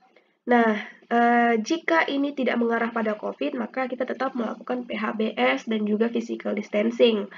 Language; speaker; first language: Indonesian; native; Indonesian